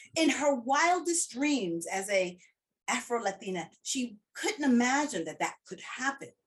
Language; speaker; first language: English; early bilingual, other home language; Spanish